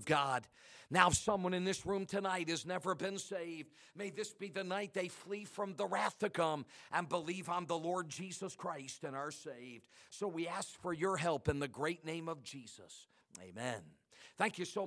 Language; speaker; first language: English; native; English